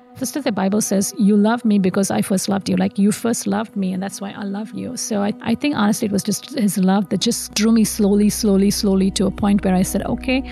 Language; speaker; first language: English; non-native, local second language; Tamil